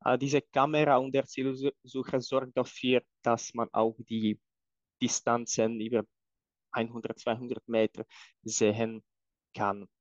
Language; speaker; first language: German; non-native, fluent; Czech